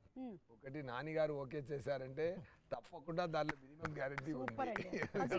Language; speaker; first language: Telugu; non-native, fluent; Tamil